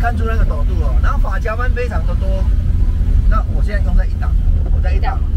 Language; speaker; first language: Chinese; native; Chinese